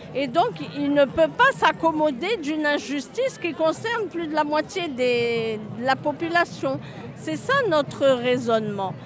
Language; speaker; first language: French; non-native, local second language; Arabic